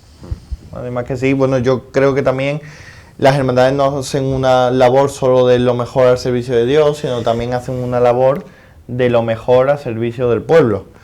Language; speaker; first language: Spanish; native; Spanish